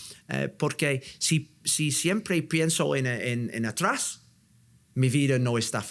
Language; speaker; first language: Spanish; non-native, learner; English